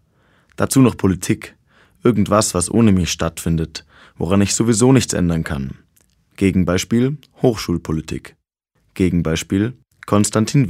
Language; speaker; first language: German; native; German